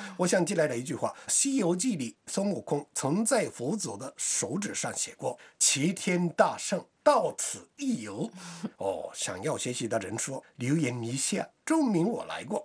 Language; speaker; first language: Chinese; non-native, fluent; Japanese